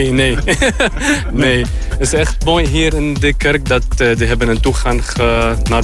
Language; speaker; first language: Dutch; non-native, learner; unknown